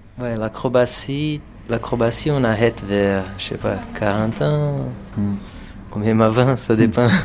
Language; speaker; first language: French; non-native, fluent; Portuguese